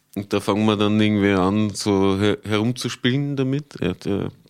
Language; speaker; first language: German; native; German